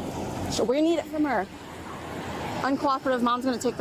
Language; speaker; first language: English; native; English